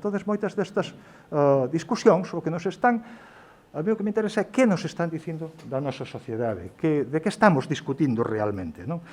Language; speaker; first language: Galician; native; Galician